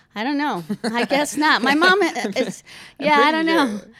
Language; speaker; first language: English; early bilingual, other home language; Filipino